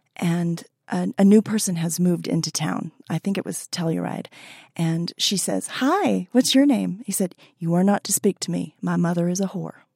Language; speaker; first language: English; native; English